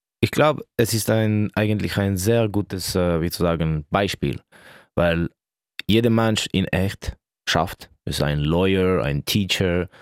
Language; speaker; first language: German; non-native, local second language; French